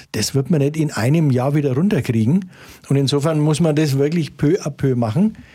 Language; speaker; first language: German; native; German